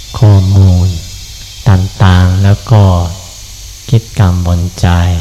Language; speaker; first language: Thai; non-native, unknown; Japanese